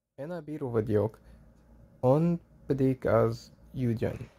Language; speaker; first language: Hungarian; non-native, learner; English